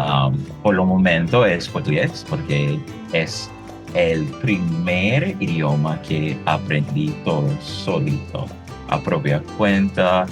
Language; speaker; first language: Spanish; non-native, fluent; English